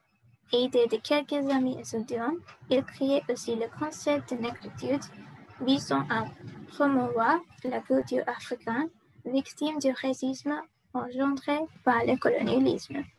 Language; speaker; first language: French; non-native, learner; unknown